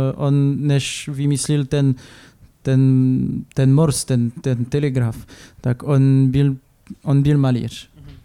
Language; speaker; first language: Czech; non-native, fluent; French